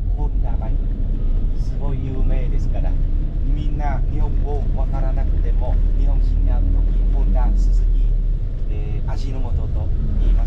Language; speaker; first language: Japanese; non-native, fluent; Vietnamese